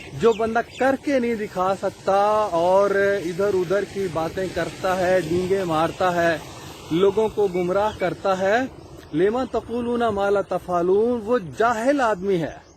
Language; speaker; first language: Urdu; non-native, local second language; Punjabi